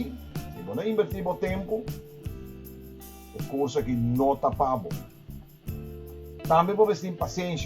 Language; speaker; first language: Portuguese; non-native, learner; Papiamento